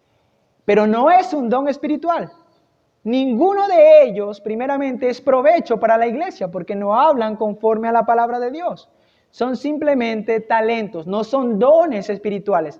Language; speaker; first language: Spanish; native; Spanish